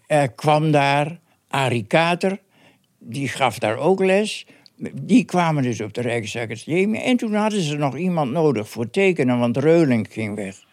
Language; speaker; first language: Dutch; native; Dutch